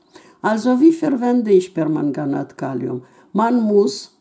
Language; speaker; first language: German; non-native, fluent; Russian